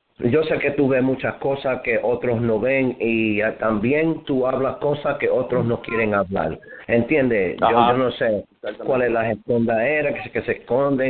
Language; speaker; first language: Spanish; early bilingual, heritage; Spanish